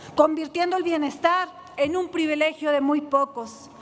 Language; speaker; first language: Spanish; native; Spanish